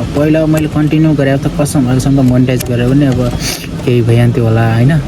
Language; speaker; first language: Nepali; native; Nepali